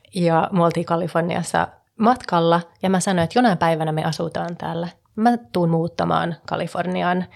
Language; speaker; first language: Finnish; early bilingual, heritage; Finnish